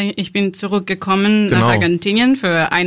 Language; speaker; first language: German; non-native, learner; Spanish